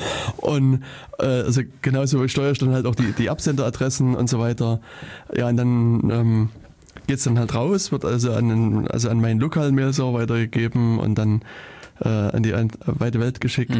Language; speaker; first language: German; native; German